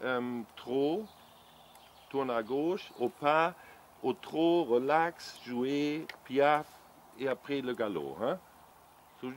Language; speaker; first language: French; non-native, learner; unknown